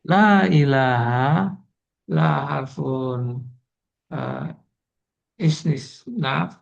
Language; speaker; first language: Arabic; non-native, learner; Indonesian